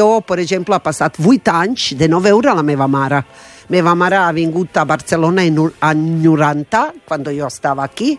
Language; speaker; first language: Catalan; non-native, fluent; Croatian